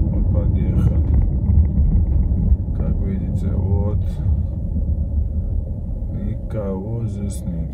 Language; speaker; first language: Russian; non-native, fluent; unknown